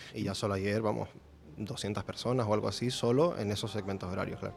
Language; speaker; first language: Spanish; native; Spanish